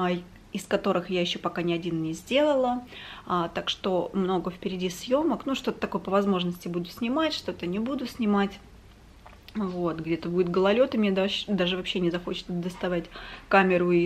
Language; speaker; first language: Russian; native; Russian